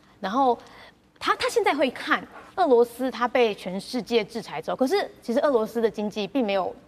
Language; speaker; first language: Chinese; native; Chinese